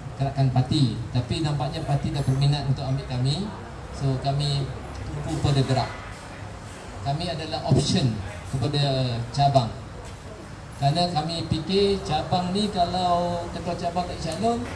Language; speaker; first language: Malay; native; Malay